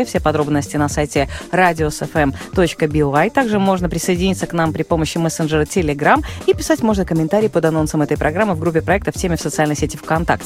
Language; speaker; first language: Russian; native; Russian